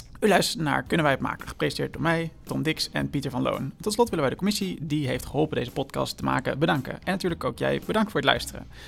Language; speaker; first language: Dutch; native; Dutch